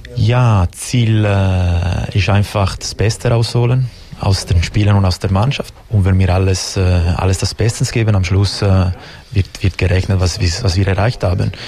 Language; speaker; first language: German; non-native, local second language; Italian